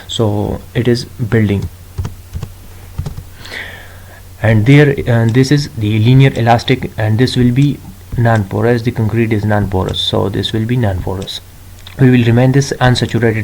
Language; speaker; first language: English; non-native, local second language; Urdu